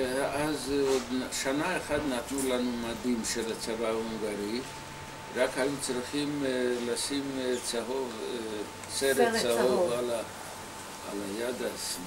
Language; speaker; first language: Hebrew; non-native, fluent; Hungarian